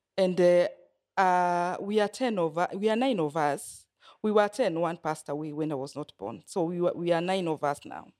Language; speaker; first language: English; non-native, local second language; Kikuyu